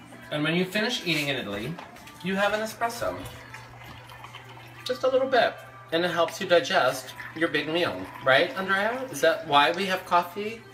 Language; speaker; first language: English; native; English